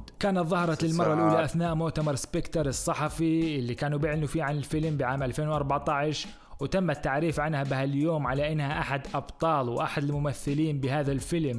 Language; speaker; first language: Arabic; native; Arabic